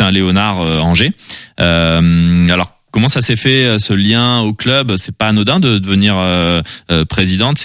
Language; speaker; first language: French; native; French